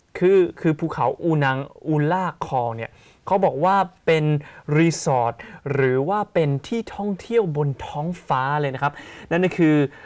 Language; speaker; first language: Thai; native; Thai